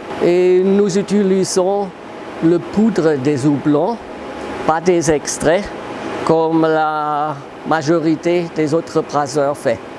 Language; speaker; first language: French; non-native, fluent; German